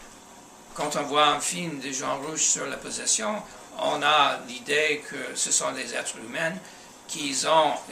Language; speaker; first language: French; non-native, fluent; English